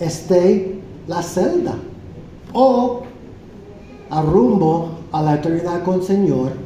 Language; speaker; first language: Spanish; non-native, fluent; English